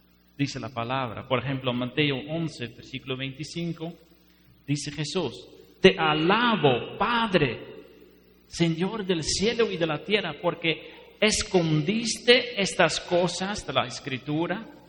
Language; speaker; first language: Spanish; non-native, fluent; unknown